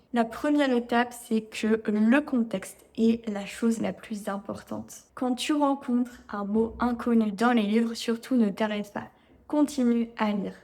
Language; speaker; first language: French; native; French